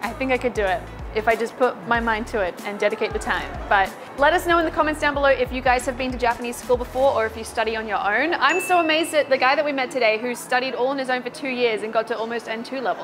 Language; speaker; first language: English; native; English